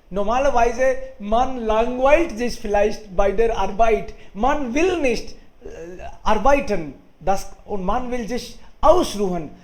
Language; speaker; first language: German; non-native, fluent; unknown